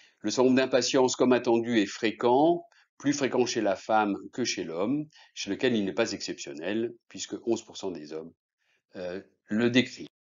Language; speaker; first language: French; native; French